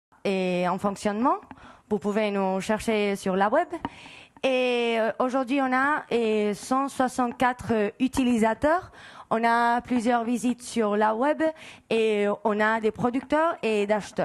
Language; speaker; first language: French; non-native, fluent; Spanish